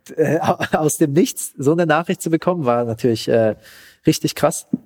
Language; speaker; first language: German; native; German